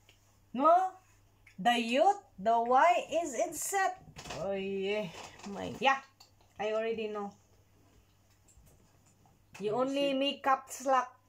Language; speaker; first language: English; non-native, learner; Cebuano